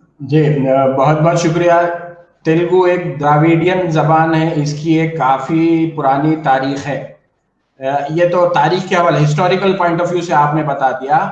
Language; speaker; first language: Hindi; non-native, local second language; Urdu